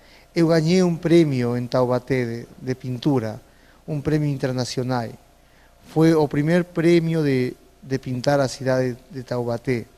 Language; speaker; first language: Portuguese; non-native, fluent; Spanish